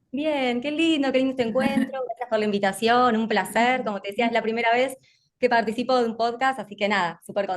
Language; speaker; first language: Spanish; native; Spanish